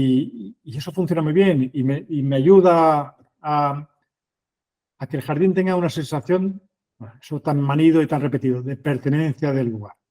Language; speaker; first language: Spanish; native; Spanish